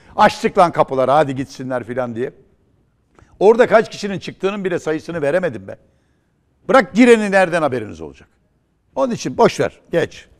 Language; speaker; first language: Turkish; native; Turkish